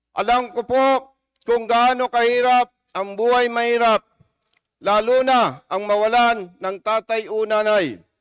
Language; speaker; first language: Filipino; native; Filipino